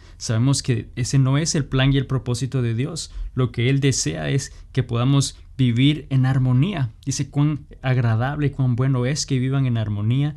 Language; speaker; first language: Spanish; native; Spanish